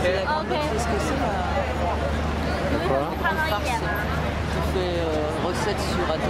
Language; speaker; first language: French; native; French